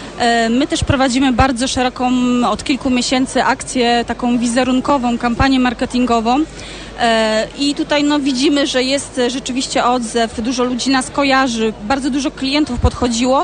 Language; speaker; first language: Polish; native; Polish